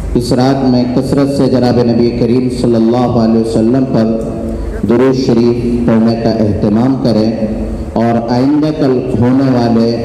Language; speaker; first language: Urdu; non-native, local second language; Bangla